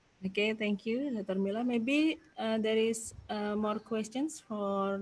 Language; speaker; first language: English; non-native, fluent; Indonesian